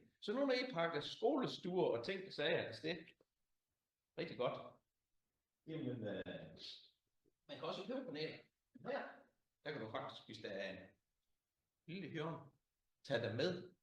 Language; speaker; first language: Danish; native; Danish